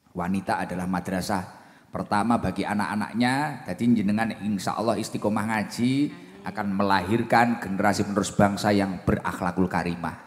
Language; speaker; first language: Indonesian; non-native, local second language; Javanese